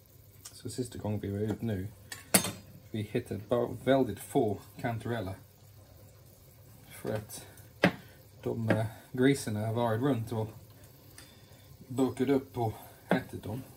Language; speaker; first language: Swedish; non-native, fluent; English